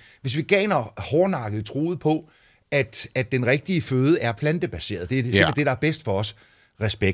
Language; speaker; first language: Danish; native; Danish